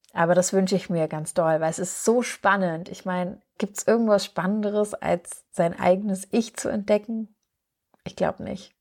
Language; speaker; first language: German; native; German